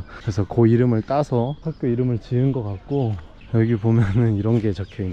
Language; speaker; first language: Korean; native; Korean